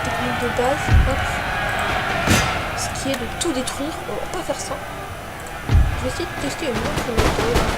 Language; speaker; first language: French; native; French